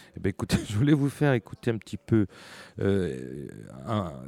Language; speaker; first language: French; native; French